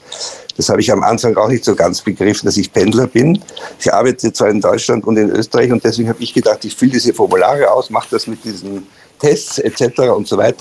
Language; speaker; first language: German; native; German